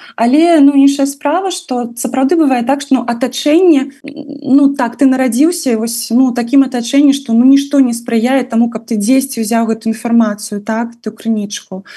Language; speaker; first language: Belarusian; non-native, local second language; Russian